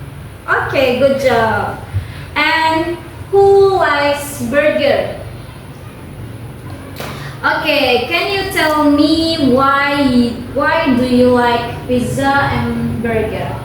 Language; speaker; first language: English; non-native, local second language; Indonesian